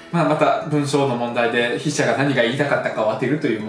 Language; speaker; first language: Japanese; early bilingual, other home language; Russian